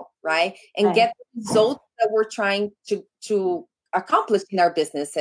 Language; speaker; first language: English; non-native, fluent; Portuguese